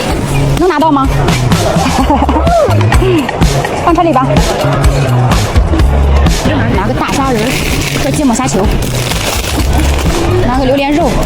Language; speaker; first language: Chinese; native; Chinese